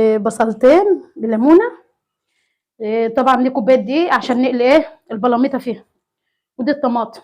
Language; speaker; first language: Arabic; native; Arabic